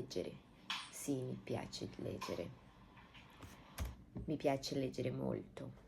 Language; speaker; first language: Italian; non-native, learner; Portuguese